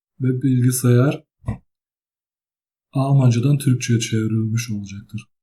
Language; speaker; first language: Turkish; early bilingual, other home language; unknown